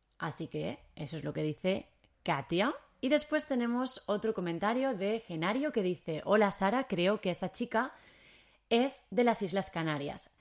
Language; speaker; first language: Spanish; native; Spanish